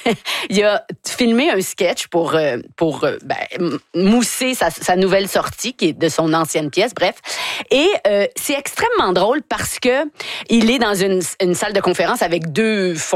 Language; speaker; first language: French; native; French